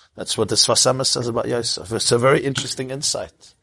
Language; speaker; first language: English; native; English